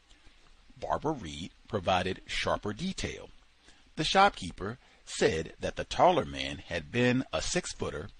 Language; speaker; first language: English; native; English